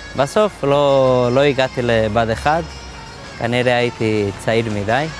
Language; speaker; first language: Hebrew; non-native, fluent; Portuguese